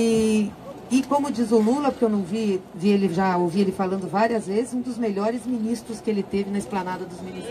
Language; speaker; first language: Portuguese; native; Portuguese